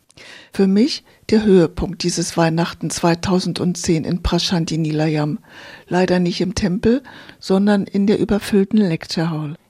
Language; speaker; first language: German; native; German